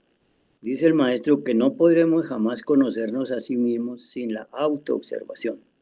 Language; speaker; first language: Spanish; native; Spanish